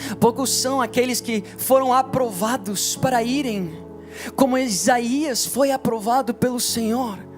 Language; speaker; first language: Portuguese; non-native, fluent; English